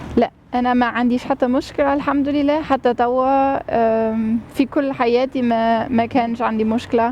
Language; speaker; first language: Arabic; non-native, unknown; German